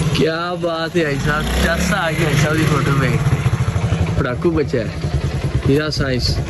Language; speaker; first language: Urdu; non-native, local second language; Punjabi